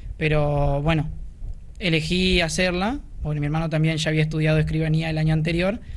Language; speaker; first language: Spanish; native; Spanish